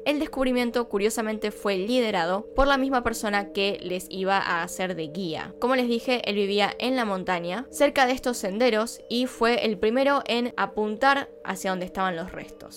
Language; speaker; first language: Spanish; native; Spanish